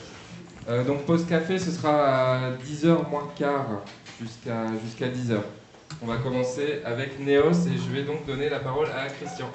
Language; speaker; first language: French; native; French